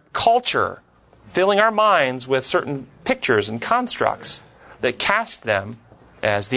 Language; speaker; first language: English; native; English